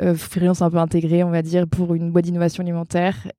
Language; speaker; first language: French; native; French